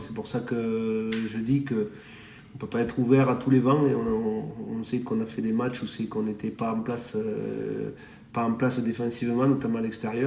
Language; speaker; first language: French; native; French